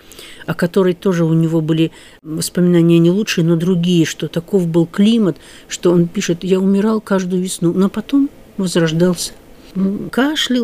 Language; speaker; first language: Russian; native; Russian